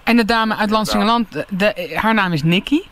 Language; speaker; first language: Dutch; native; Dutch